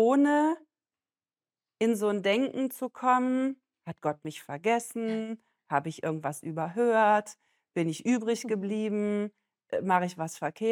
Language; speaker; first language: German; native; German